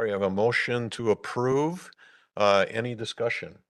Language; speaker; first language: English; native; English